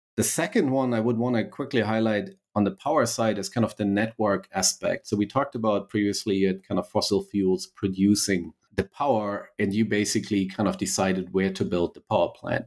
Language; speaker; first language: English; non-native, fluent; German